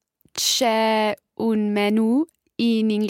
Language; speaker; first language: Italian; non-native, learner; English